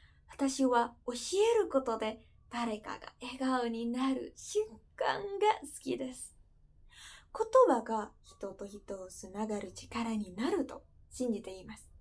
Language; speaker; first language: Japanese; non-native, fluent; Indonesian